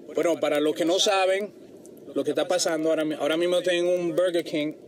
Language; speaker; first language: Spanish; native; Spanish